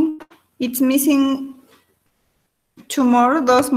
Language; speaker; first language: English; non-native, learner; Spanish